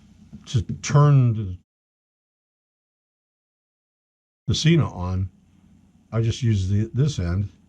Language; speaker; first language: English; native; English